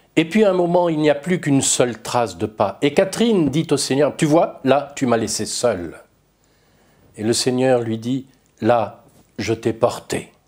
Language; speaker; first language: French; native; French